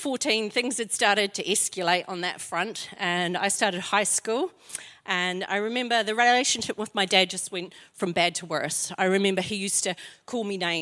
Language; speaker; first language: English; native; English